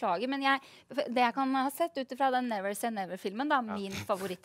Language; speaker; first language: Norwegian; native; Norwegian